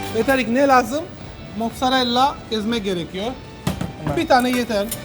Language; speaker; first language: Turkish; non-native, learner; Italian